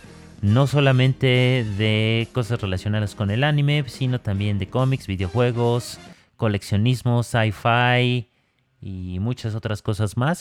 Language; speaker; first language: Spanish; native; Spanish